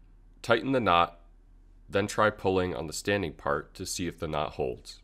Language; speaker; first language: English; native; English